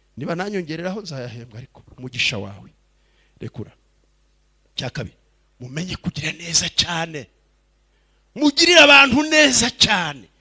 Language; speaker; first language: Kinyarwanda; early bilingual, heritage; Kinyarwanda